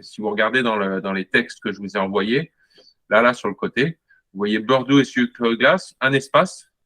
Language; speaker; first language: French; native; French